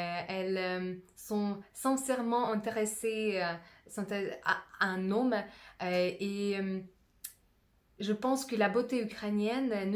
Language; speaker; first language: French; non-native, fluent; Russian